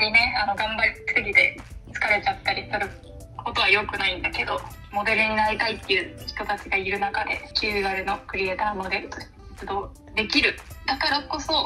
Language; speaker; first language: Japanese; native; Japanese